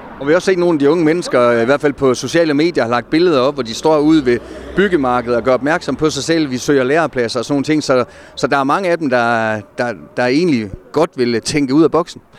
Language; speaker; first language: Danish; native; Danish